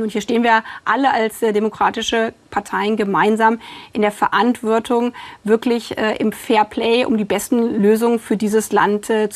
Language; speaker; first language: German; native; German